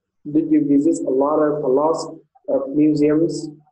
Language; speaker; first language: English; non-native, fluent; Vietnamese